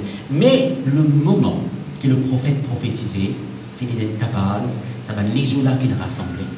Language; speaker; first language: French; non-native, local second language; Morisyen